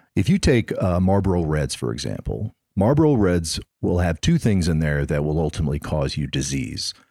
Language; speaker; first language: English; native; English